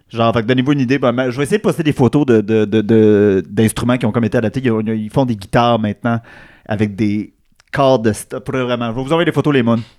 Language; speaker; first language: French; native; French